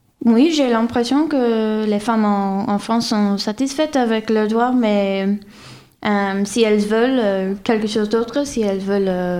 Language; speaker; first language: French; non-native, fluent; English